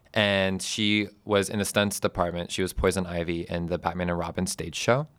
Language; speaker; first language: English; native; English